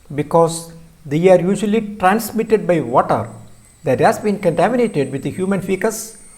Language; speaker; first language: English; non-native, local second language; Malayalam